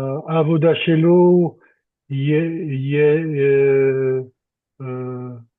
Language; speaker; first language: Hebrew; non-native, learner; French